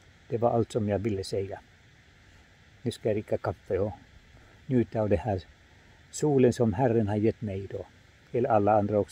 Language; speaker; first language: Swedish; non-native, fluent; Finnish